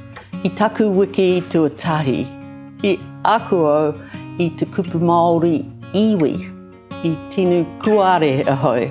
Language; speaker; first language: Māori; non-native, learner; English